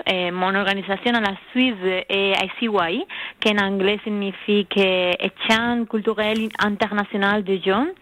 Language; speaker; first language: French; non-native, learner; Spanish